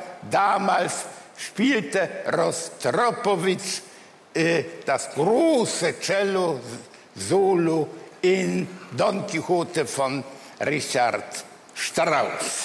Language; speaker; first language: German; early bilingual, other home language; Polish